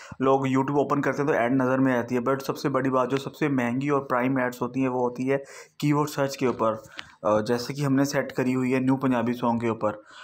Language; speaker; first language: Hindi; non-native, local second language; Punjabi